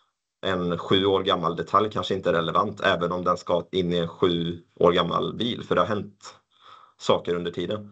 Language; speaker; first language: Swedish; native; Swedish